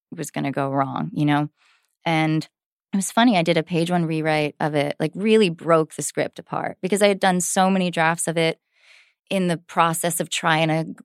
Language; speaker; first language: English; native; English